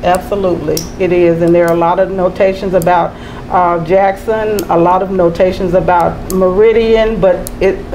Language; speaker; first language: English; native; English